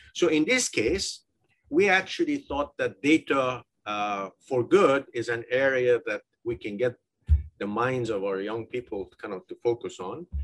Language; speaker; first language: English; non-native, fluent; Persian